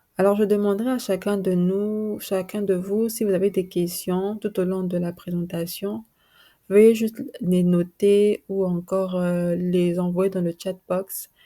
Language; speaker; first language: French; non-native, local second language; Lingala